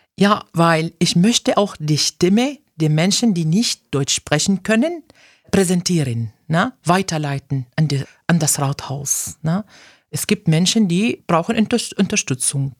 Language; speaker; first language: German; non-native, fluent; Arabic